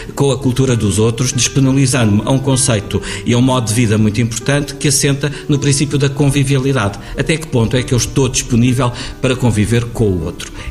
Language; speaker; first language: Portuguese; native; Portuguese